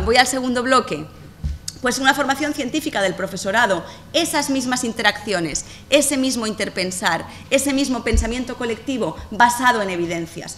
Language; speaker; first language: Spanish; native; Spanish